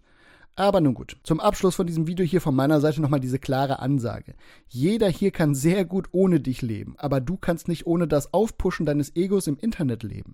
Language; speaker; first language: German; native; German